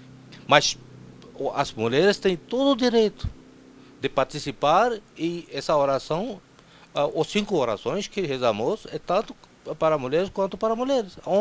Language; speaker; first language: Portuguese; non-native, fluent; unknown